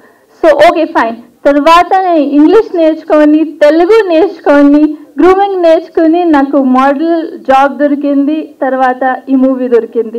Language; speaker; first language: Telugu; non-native, learner; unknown